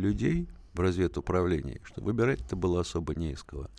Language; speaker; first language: Russian; native; Russian